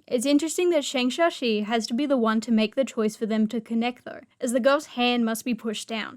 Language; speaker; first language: English; native; English